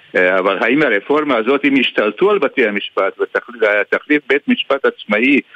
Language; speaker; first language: Hebrew; early bilingual, other home language; Hungarian